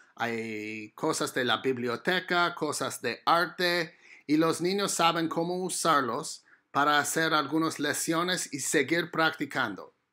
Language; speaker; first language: Spanish; non-native, fluent; English